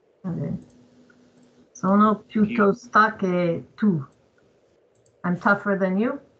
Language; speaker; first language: Italian; non-native, learner; English